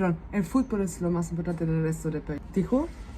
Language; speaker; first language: Spanish; non-native, fluent; German